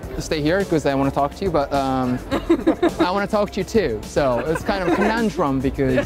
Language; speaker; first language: English; non-native, fluent; Japanese